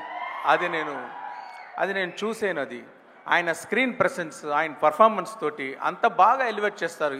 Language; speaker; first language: Telugu; non-native, local second language; Tamil